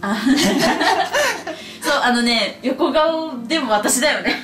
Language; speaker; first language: Japanese; native; Japanese